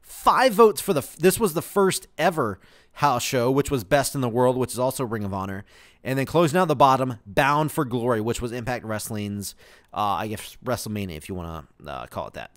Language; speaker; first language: English; native; English